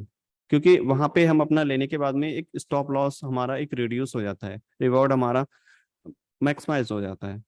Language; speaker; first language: Hindi; native; Hindi